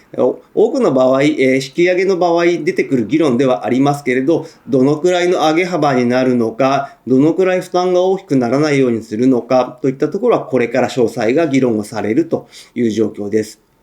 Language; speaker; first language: Japanese; native; Japanese